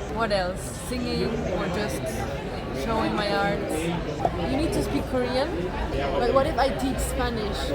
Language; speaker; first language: English; non-native, fluent; Spanish